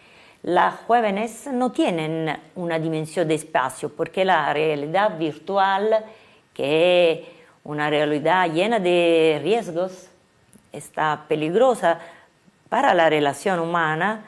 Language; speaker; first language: Spanish; non-native, fluent; Italian